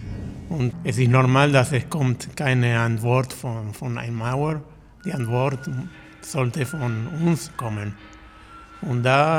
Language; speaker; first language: German; non-native, learner; Spanish